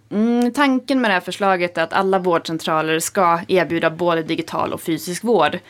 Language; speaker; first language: Swedish; native; Swedish